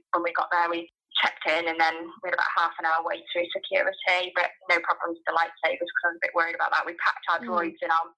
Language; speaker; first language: English; native; English